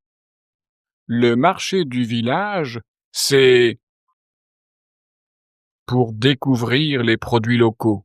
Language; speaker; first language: French; native; French